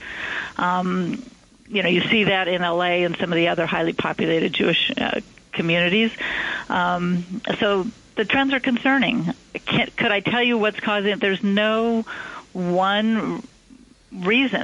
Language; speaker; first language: English; native; English